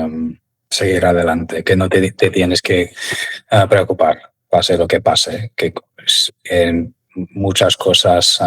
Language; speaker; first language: Spanish; non-native, fluent; English